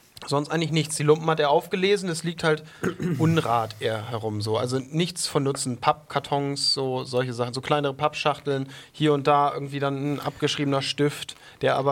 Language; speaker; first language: German; native; German